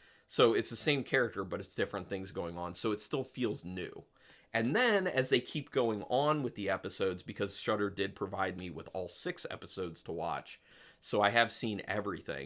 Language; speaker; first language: English; native; English